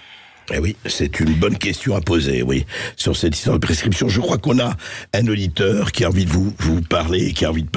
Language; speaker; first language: French; native; French